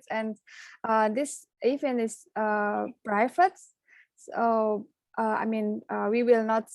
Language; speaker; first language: English; non-native, learner; Indonesian